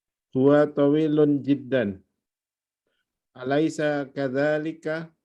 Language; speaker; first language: Arabic; non-native, learner; Indonesian